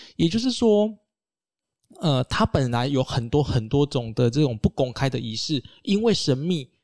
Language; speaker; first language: Chinese; native; Chinese